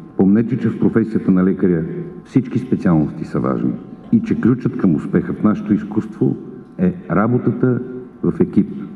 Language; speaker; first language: Bulgarian; native; Bulgarian